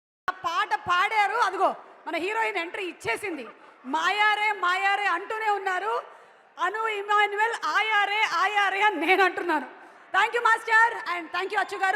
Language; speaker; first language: Telugu; native; Telugu